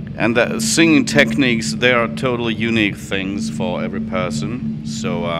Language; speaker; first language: English; non-native, fluent; Finnish